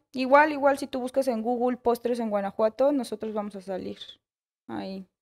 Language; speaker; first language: Spanish; native; Spanish